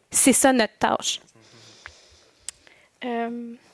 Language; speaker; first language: French; native; French